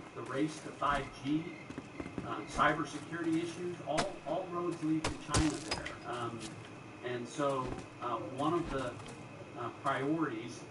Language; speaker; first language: English; native; English